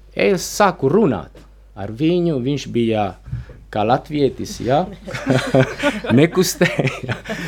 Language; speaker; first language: Latvian; non-native, learner; Italian